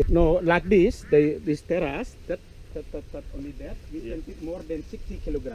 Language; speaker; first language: English; non-native, learner; Balinese